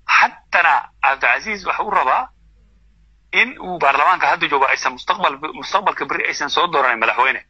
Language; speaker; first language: Somali; non-native, local second language; Maay